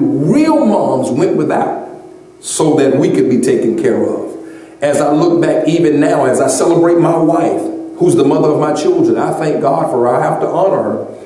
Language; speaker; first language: English; native; English